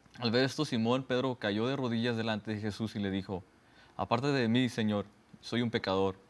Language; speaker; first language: Spanish; native; Spanish